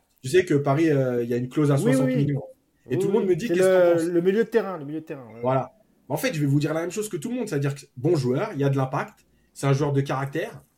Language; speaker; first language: French; native; French